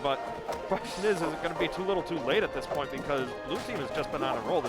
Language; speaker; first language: English; native; English